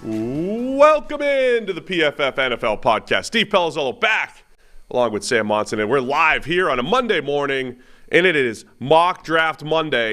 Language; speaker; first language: English; native; English